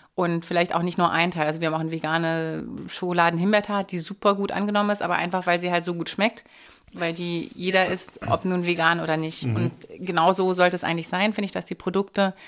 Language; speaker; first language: German; native; German